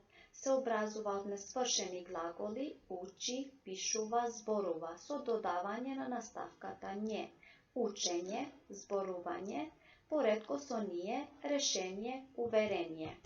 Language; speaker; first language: Macedonian; non-native, local second language; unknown